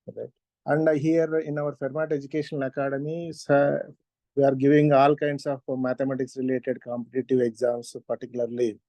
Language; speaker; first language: English; non-native, local second language; Telugu